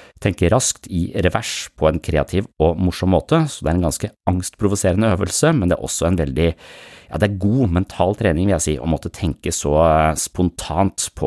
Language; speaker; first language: Norwegian; native; Norwegian